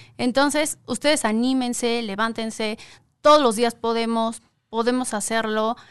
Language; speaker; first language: Spanish; native; Spanish